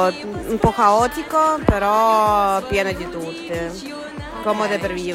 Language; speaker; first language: Italian; non-native, learner; Russian